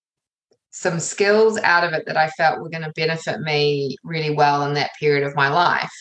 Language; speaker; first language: English; native; English